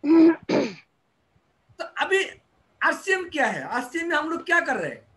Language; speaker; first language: Hindi; non-native, local second language; Bangla